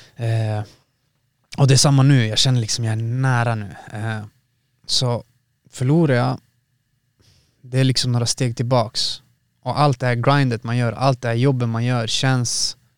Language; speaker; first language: Swedish; native; Swedish